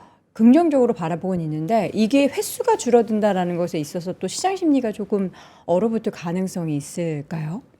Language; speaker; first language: Korean; native; Korean